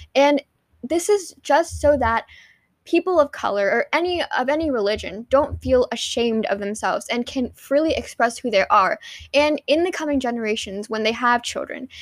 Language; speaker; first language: English; early bilingual, other home language; Hindi